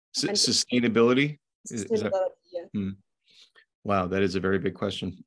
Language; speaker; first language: English; native; English